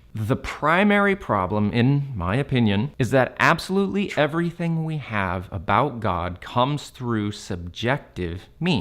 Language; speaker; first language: English; native; English